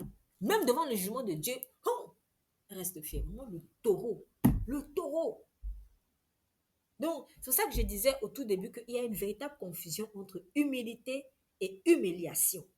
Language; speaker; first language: French; native; French